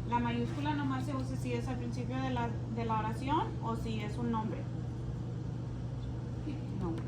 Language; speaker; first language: Spanish; early bilingual, heritage; Spanish